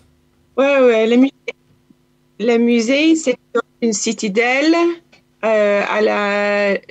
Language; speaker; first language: French; non-native, learner; Hebrew